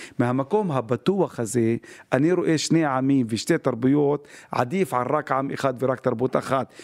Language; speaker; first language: Hebrew; non-native, local second language; Arabic